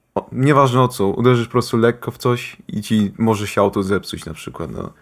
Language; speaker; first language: Polish; early bilingual, heritage; German